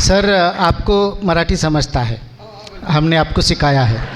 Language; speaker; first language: Hindi; non-native, local second language; Marathi